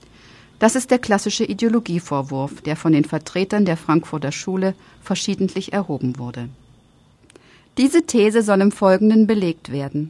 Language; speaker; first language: German; native; German